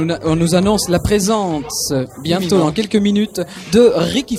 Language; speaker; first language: French; native; French